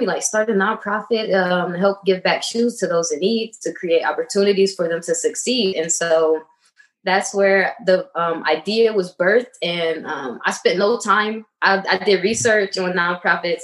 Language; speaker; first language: English; native; English